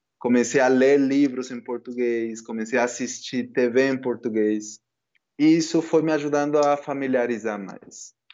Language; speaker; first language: Portuguese; non-native, fluent; Spanish